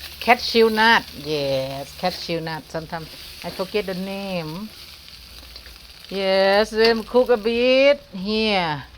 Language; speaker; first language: English; non-native, learner; Thai